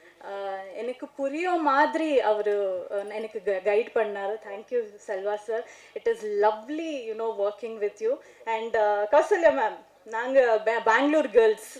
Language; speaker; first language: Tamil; non-native, learner; Kannada